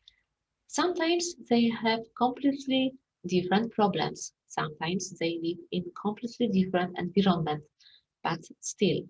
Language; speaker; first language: English; non-native, fluent; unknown